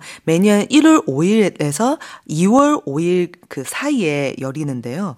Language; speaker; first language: Korean; non-native, fluent; Chinese